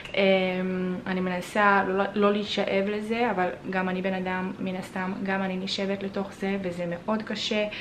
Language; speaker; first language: Hebrew; native; Hebrew